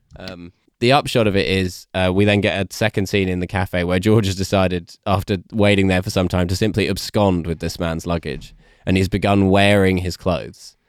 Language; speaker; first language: English; native; English